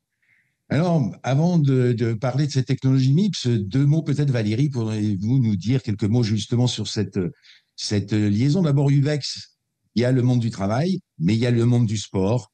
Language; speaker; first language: French; native; French